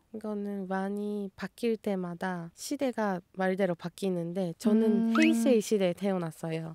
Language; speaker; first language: Korean; non-native, fluent; Japanese